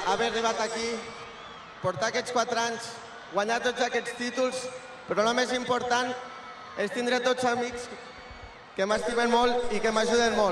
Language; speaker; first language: Catalan; native; Catalan